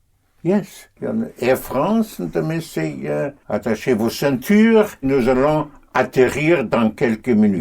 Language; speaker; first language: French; non-native, fluent; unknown